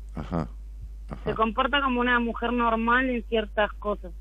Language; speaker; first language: Spanish; native; Spanish